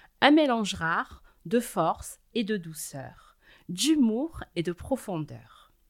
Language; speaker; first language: French; native; French